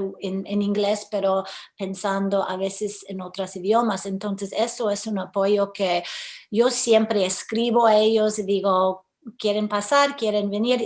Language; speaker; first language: Spanish; early bilingual, heritage; English